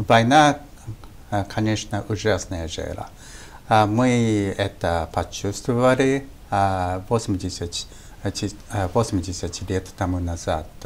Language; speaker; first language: Russian; non-native, fluent; Japanese